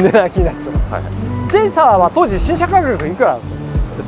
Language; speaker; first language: Japanese; native; Japanese